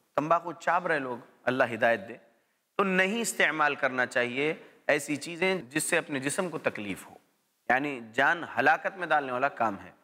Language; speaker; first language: Urdu; native; Urdu